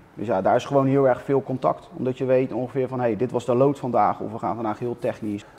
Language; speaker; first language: Dutch; native; Dutch